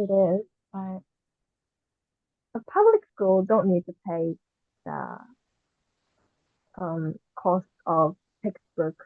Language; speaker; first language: English; non-native, learner; Japanese